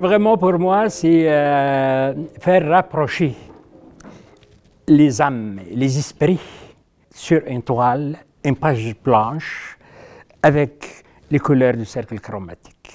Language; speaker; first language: French; non-native, local second language; Arabic